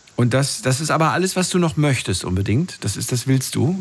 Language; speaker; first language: German; native; German